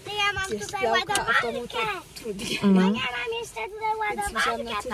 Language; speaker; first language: Polish; early bilingual, heritage; Polish